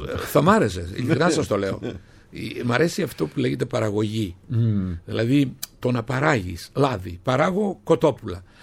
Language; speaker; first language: Greek; native; Greek